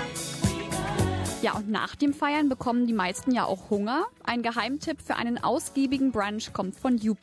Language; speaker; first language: German; native; German